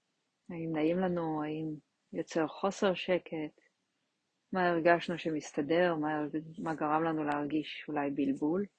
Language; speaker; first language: Hebrew; native; Hebrew